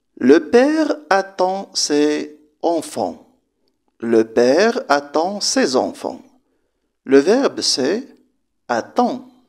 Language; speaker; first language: French; non-native, local second language; Arabic